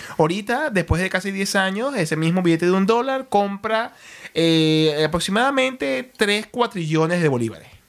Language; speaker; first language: Spanish; native; Spanish